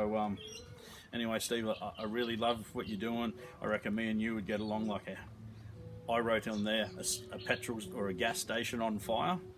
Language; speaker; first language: English; native; English